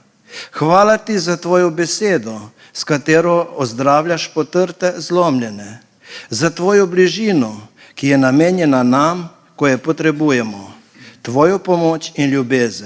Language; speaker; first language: Slovenian; native; Slovenian